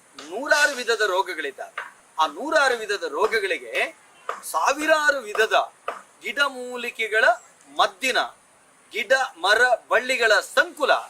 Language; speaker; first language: Kannada; non-native, local second language; Tulu